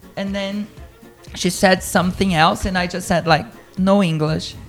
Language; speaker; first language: English; non-native, fluent; Portuguese